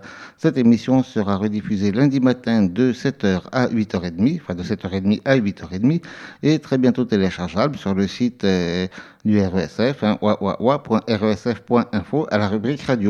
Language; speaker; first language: French; native; French